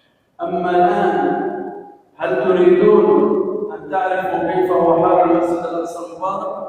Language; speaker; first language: Arabic; native; Arabic